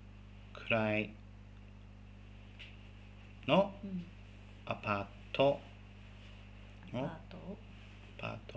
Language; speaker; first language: Japanese; non-native, fluent; English